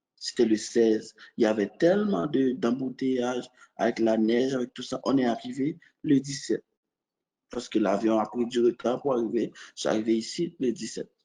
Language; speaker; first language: French; non-native, local second language; Haitian Creole